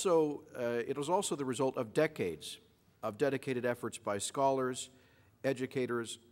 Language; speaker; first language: English; native; English